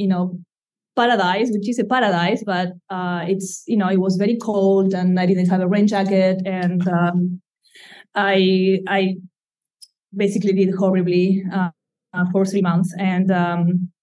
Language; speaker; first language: English; non-native, fluent; Spanish